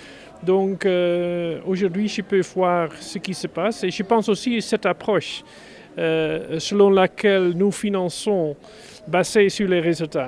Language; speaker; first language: French; non-native, fluent; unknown